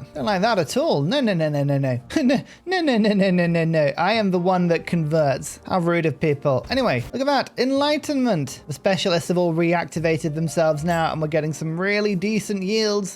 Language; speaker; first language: English; native; English